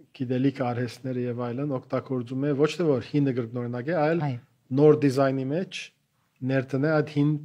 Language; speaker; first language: Armenian; early bilingual, heritage; Armenian